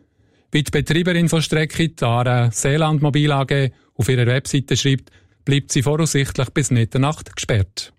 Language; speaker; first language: German; native; German